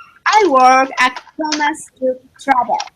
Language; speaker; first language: English; non-native, fluent; Spanish